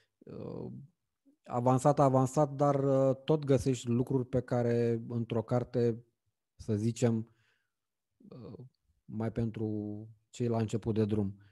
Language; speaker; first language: Romanian; native; Romanian